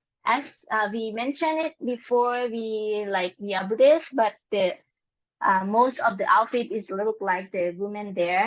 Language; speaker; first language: English; non-native, learner; Lao